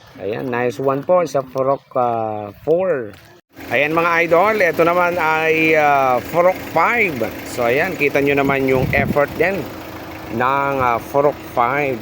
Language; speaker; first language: Filipino; non-native, local second language; Bikol